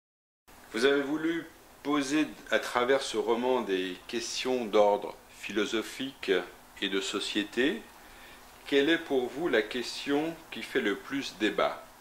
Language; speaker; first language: French; native; French